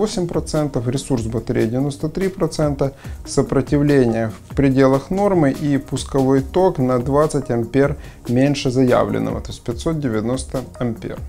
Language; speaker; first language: Russian; native; Russian